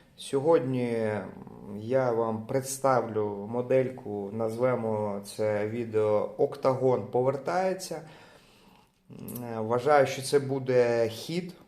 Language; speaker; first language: Ukrainian; non-native, local second language; Russian